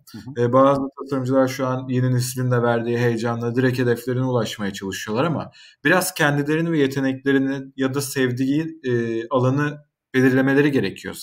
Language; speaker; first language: Turkish; native; Turkish